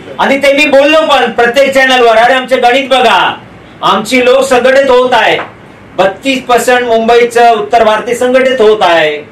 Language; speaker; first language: Marathi; non-native, local second language; Hindi